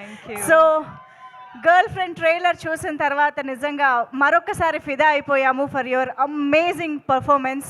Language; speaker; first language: Telugu; native; Telugu